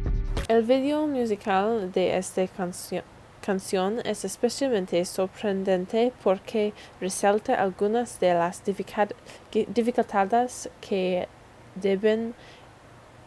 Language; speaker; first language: Spanish; non-native, learner; English